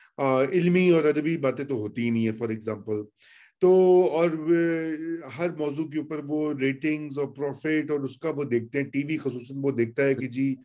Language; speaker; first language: Urdu; native; Urdu